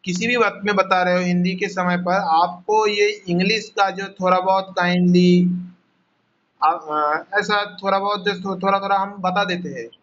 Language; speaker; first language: Hindi; non-native, local second language; Bangla